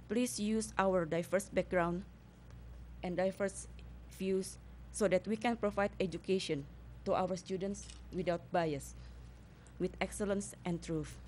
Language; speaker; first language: English; non-native, fluent; Indonesian